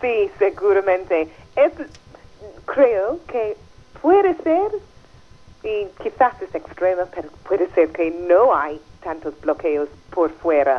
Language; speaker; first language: Spanish; non-native, fluent; English